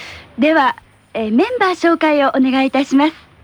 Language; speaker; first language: Japanese; native; Japanese